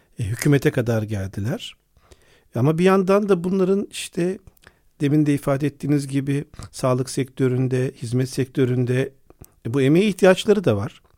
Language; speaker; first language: Turkish; native; Turkish